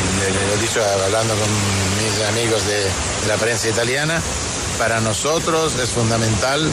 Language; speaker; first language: Spanish; non-native, fluent; Italian